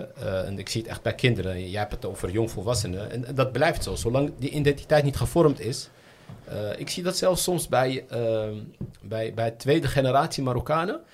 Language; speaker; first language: Dutch; early bilingual, other home language; Riffian